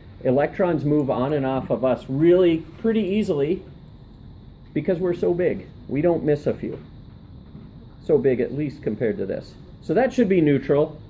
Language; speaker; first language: English; native; English